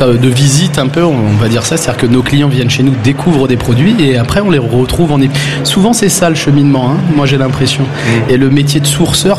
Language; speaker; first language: French; native; French